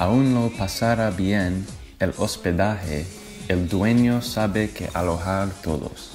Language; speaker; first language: Spanish; non-native, learner; English